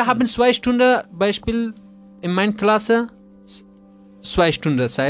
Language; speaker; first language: German; non-native, learner; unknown